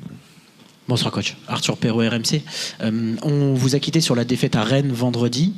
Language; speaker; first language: French; native; French